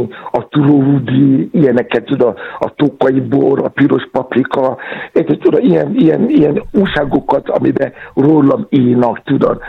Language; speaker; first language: Hungarian; non-native, learner; Yoruba